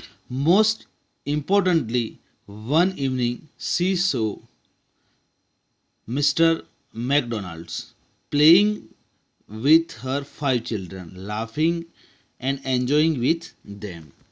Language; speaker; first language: English; non-native, local second language; Gujarati